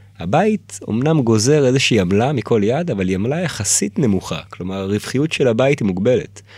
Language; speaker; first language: Hebrew; early bilingual, other home language; Russian